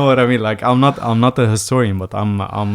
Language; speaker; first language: English; non-native, fluent; Arabic